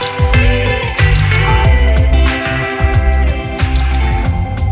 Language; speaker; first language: English; native; English